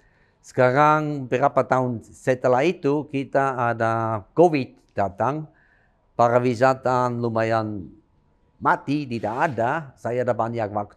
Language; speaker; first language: Indonesian; non-native, fluent; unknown